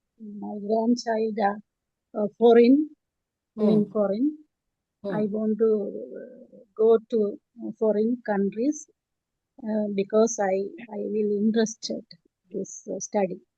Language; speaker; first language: English; non-native, learner; Tamil